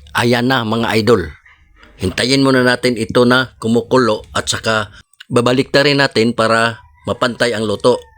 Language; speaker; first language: Filipino; non-native, local second language; Cebuano